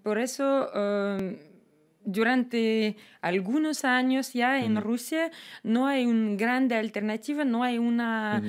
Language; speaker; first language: Spanish; non-native, fluent; Russian